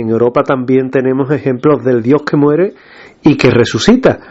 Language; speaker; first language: Spanish; native; Spanish